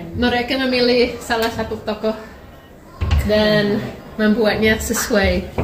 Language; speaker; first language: Indonesian; non-native, fluent; English